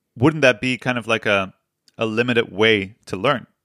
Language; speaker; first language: English; non-native, fluent; Dutch